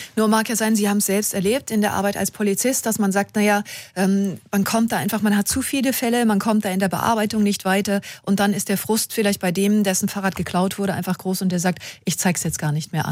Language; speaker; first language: German; native; German